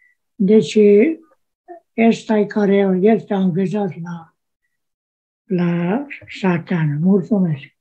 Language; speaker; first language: Romanian; non-native, local second language; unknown